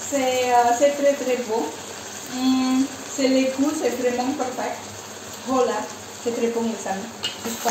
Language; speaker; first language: French; non-native, learner; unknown